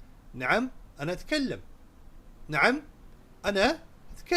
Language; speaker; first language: Arabic; non-native, fluent; Urdu